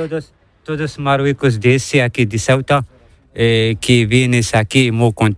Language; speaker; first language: Spanish; non-native, learner; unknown